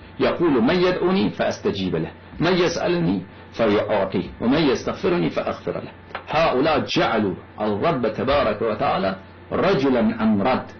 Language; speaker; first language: Arabic; non-native, fluent; Persian